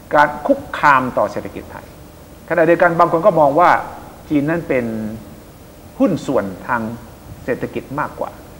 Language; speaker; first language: Thai; native; Thai